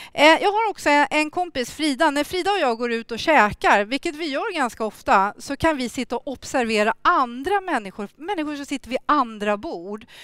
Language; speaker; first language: Swedish; early bilingual, other home language; Thai